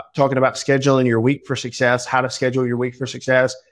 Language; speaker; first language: English; native; English